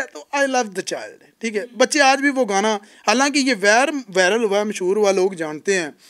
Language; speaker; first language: Urdu; non-native, local second language; Punjabi